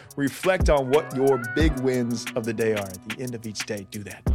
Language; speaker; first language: English; native; English